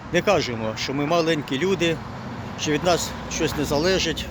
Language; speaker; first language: Ukrainian; native; Ukrainian